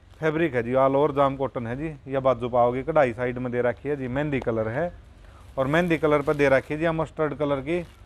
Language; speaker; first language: Hindi; native; Hindi